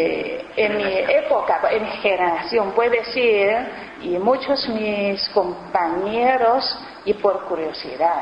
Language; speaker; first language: Spanish; non-native, fluent; Chinese